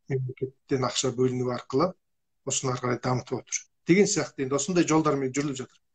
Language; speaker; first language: Kazakh; native; Kazakh